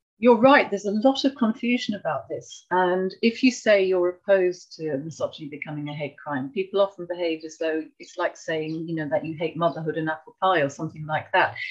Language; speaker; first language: English; native; English